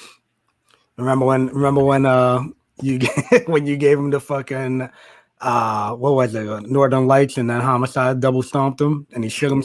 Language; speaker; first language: English; native; English